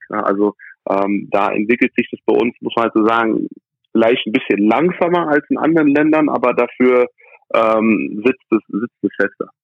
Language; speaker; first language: German; early bilingual, other home language; English